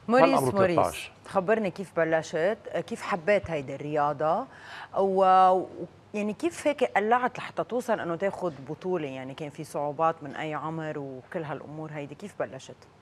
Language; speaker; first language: Arabic; native; Arabic